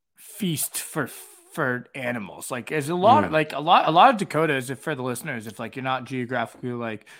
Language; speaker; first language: English; native; English